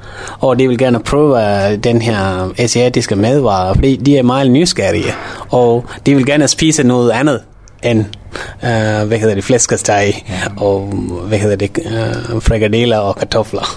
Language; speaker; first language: Danish; non-native, learner; Tamil